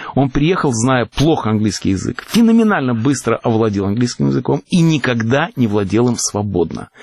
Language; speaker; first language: Russian; native; Russian